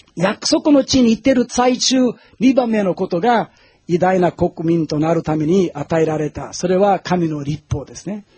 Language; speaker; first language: Japanese; non-native, fluent; Portuguese